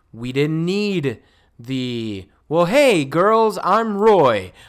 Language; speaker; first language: English; non-native, fluent; Spanish